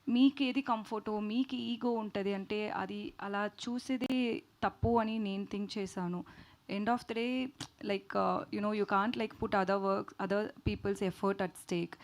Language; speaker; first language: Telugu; non-native, learner; Tamil